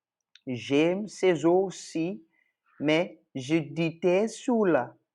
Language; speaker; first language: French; non-native, local second language; English